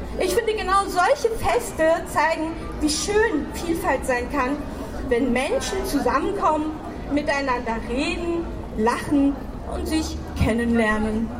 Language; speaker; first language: German; native; German